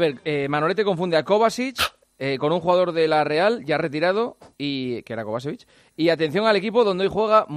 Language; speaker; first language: Spanish; native; Spanish